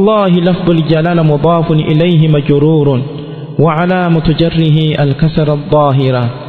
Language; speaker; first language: Arabic; non-native, fluent; Swahili